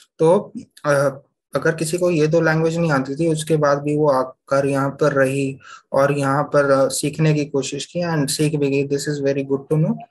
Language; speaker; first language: Hindi; native; Hindi